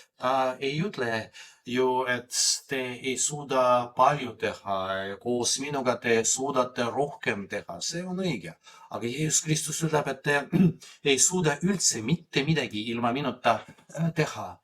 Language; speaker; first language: Estonian; non-native, fluent; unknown